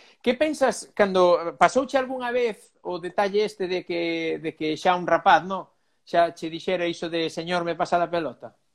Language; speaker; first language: Galician; non-native, local second language; Spanish